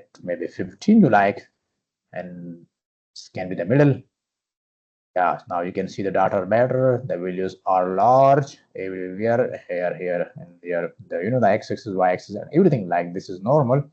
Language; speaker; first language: English; non-native, fluent; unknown